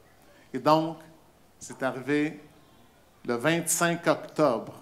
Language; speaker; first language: French; native; French